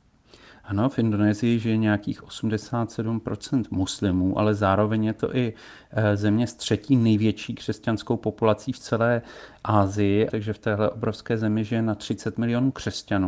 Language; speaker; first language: Czech; native; Czech